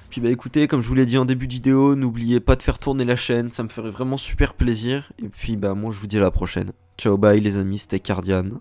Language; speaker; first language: French; native; French